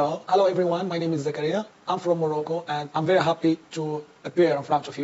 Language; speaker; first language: English; non-native, learner; Arabic